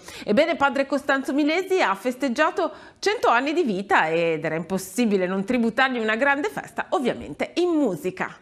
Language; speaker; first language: Italian; native; Italian